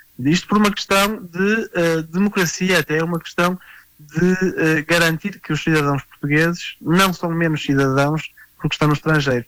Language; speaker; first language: Portuguese; native; Portuguese